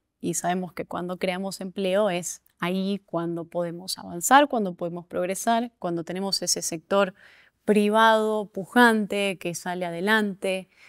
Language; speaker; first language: Spanish; native; Spanish